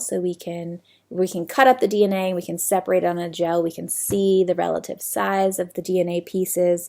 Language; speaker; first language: English; native; English